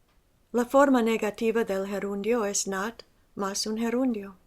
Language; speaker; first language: Spanish; non-native, fluent; English